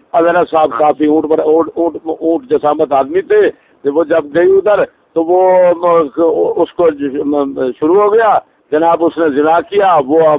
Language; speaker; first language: Urdu; native; Urdu